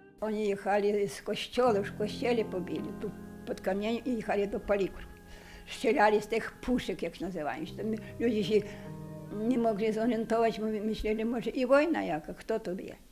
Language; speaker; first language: Polish; non-native, local second language; Ukrainian